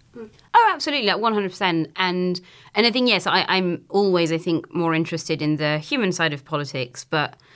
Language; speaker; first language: English; non-native, fluent; French